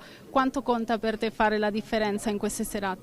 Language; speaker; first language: Italian; native; Italian